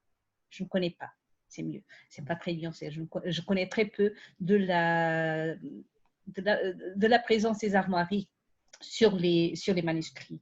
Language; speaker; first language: French; non-native, fluent; Portuguese